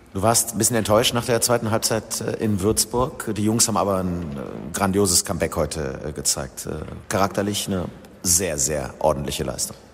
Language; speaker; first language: German; native; German